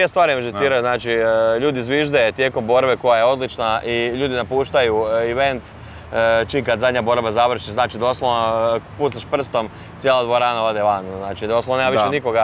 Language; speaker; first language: Serbian; native; Serbian